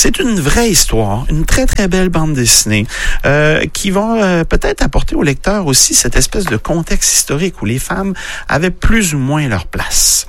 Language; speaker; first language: French; native; French